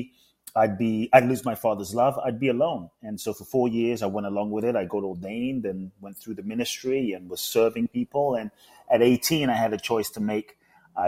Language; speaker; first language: English; native; English